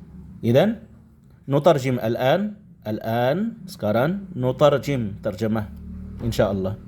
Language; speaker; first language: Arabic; non-native, fluent; Indonesian